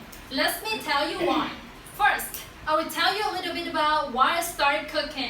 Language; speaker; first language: English; non-native, learner; Vietnamese